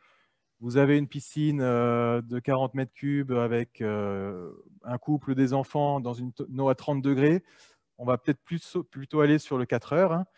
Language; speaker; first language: French; native; French